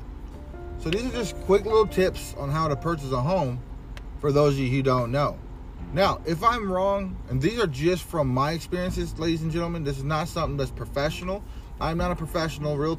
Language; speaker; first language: English; native; English